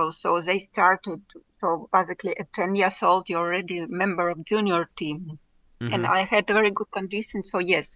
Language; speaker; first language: English; non-native, learner; Russian